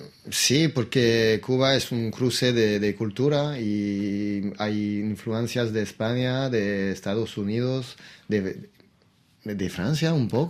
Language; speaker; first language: Spanish; non-native, fluent; French